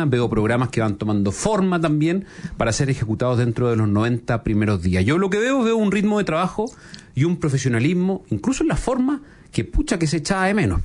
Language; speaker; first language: Spanish; native; Spanish